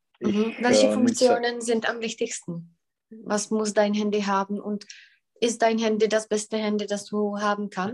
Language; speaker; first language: German; non-native, fluent; Czech